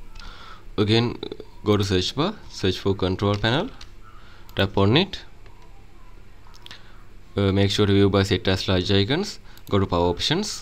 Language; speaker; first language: English; non-native, fluent; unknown